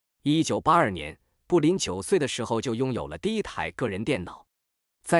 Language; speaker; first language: Chinese; native; Chinese